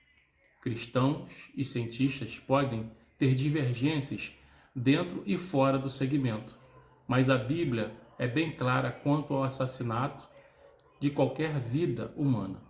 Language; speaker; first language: Portuguese; native; Portuguese